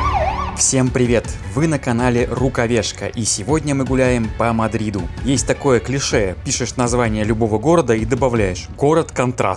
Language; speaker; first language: Russian; native; Russian